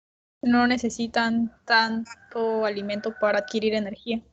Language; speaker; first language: Spanish; native; Spanish